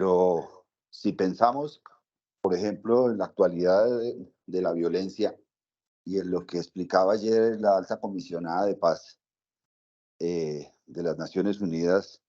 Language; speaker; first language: Spanish; native; Spanish